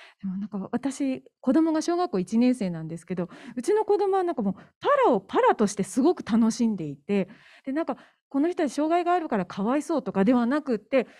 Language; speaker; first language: Japanese; native; Japanese